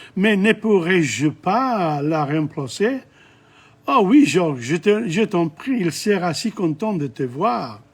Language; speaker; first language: French; non-native, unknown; English